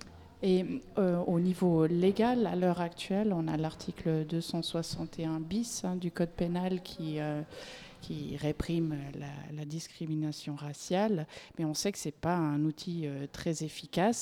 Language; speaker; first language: French; native; French